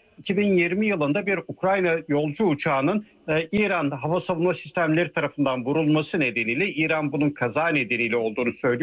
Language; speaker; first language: Turkish; native; Turkish